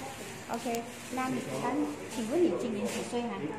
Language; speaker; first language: Chinese; native; Chinese